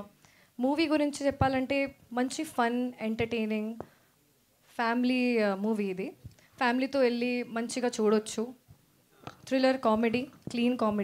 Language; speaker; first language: Telugu; early bilingual, heritage; Telugu